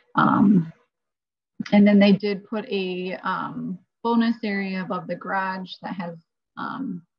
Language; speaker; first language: English; native; English